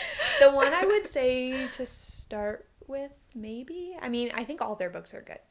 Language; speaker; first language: English; native; English